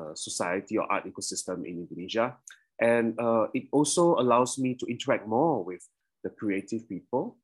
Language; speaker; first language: English; early bilingual, other home language; Indonesian